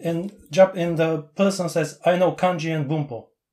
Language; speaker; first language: English; non-native, fluent; Bulgarian